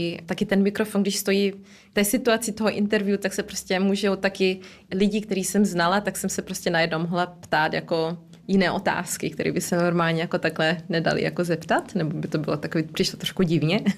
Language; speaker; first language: Czech; early bilingual, heritage; Czech